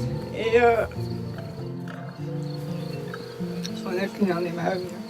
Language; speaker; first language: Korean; non-native, learner; French